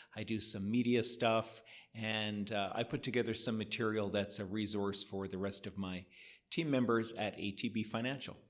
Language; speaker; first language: English; native; English